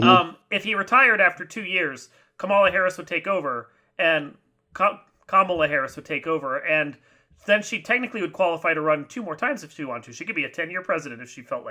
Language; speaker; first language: English; native; English